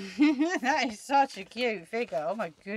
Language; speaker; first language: English; native; English